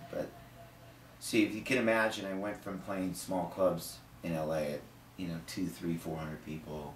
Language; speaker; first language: English; native; English